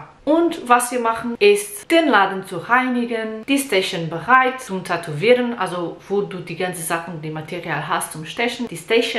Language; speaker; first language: German; non-native, learner; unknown